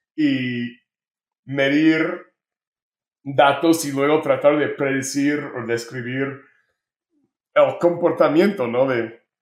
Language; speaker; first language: Spanish; non-native, fluent; English